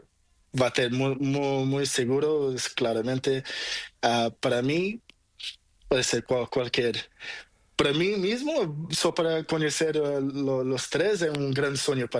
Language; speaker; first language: Spanish; non-native, learner; Portuguese